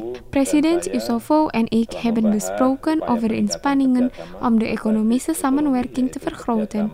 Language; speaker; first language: Dutch; non-native, fluent; Indonesian